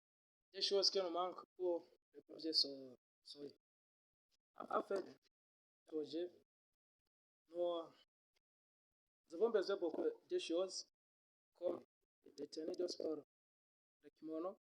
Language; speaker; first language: French; non-native, learner; Rundi